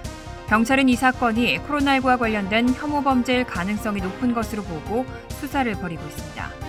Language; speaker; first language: Korean; native; Korean